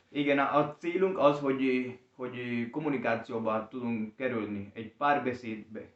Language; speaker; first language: Hungarian; non-native, fluent; Spanish